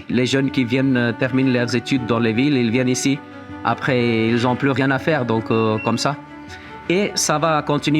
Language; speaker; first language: French; non-native, fluent; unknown